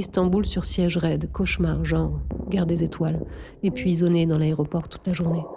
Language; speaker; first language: French; native; French